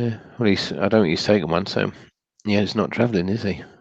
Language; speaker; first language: English; native; English